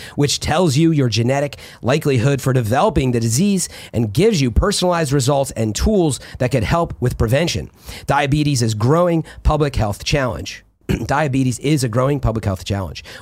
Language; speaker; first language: English; early bilingual, other home language; Italian